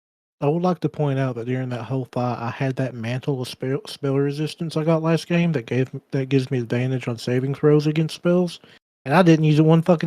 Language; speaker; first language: English; native; English